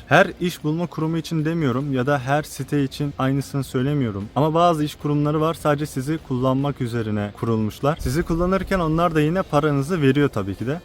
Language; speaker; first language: Turkish; native; Turkish